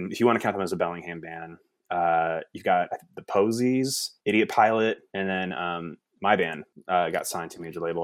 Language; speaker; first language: English; native; English